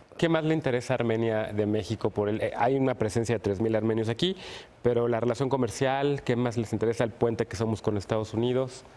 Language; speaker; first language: Spanish; native; Spanish